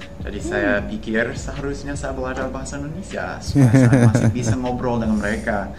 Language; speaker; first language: Indonesian; non-native, fluent; English